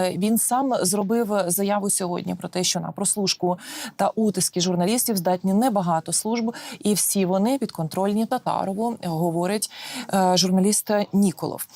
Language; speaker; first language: Ukrainian; native; Ukrainian